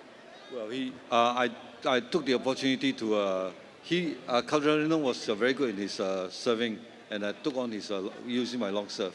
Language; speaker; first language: English; non-native, learner; Japanese